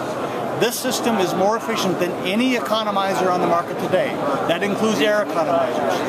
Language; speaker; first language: English; native; English